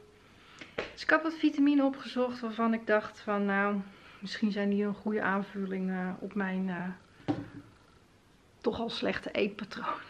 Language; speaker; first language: Dutch; native; Dutch